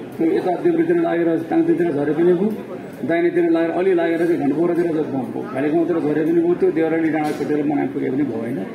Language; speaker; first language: Nepali; non-native, local second language; Gurung